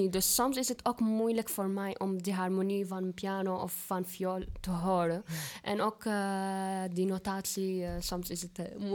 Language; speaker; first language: Dutch; non-native, fluent; Arabic